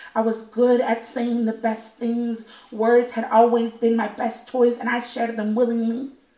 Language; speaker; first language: English; early bilingual, other home language; Spanish